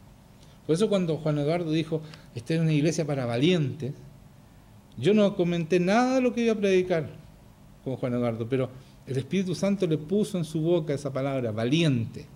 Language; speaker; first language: Spanish; native; Spanish